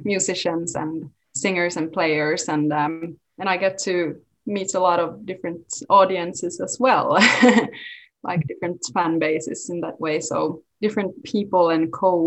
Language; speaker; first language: English; non-native, fluent; Swedish